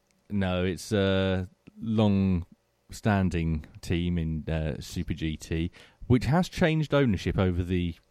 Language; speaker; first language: English; native; English